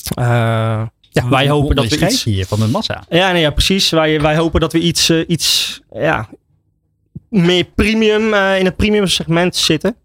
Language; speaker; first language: Dutch; native; Dutch